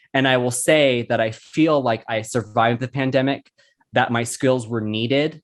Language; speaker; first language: English; native; English